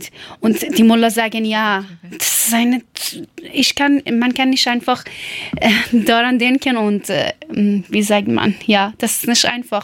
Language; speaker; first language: German; non-native, learner; Persian